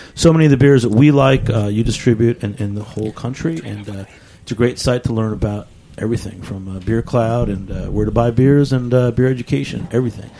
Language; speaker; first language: English; native; English